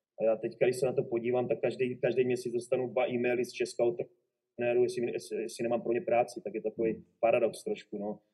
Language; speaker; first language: Czech; native; Czech